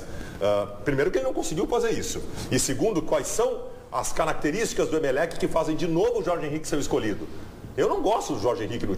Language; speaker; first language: Portuguese; native; Portuguese